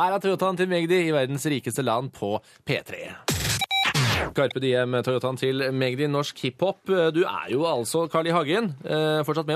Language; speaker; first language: Norwegian; native; Norwegian